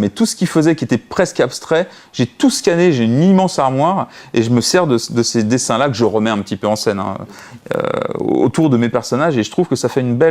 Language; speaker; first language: French; native; French